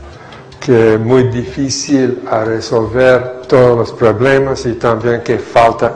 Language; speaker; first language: Spanish; non-native, fluent; English